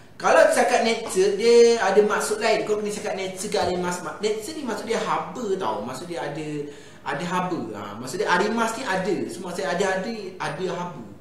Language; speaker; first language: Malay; native; Malay